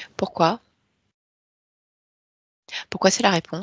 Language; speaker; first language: French; native; French